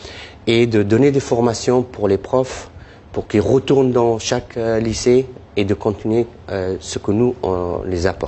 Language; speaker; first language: French; non-native, fluent; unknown